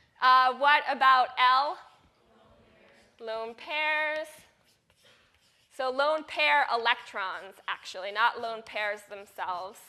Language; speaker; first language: English; native; English